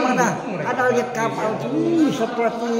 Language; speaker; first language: Indonesian; non-native, local second language; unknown